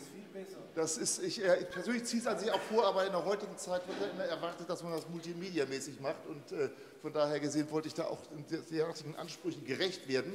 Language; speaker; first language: German; native; German